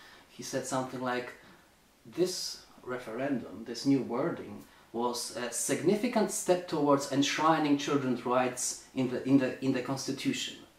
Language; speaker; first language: English; non-native, fluent; Polish